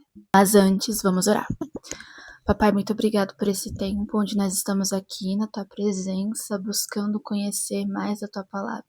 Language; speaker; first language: Portuguese; native; Portuguese